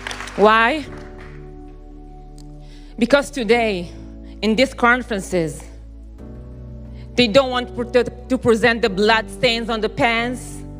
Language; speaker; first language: English; non-native, fluent; Hebrew